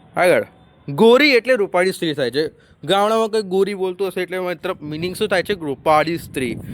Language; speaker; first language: Gujarati; non-native, local second language; Marathi